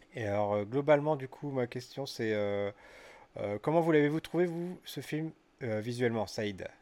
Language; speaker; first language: French; early bilingual, other home language; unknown